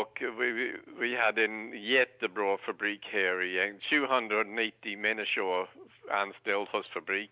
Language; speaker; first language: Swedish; non-native, learner; English